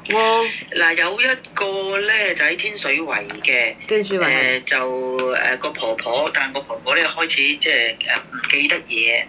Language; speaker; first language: Cantonese; native; Cantonese